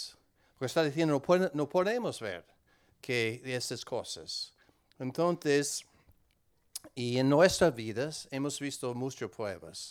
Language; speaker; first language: Spanish; non-native, learner; English